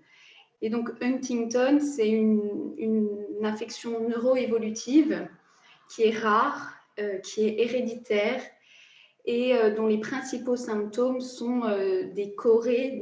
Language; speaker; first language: French; native; French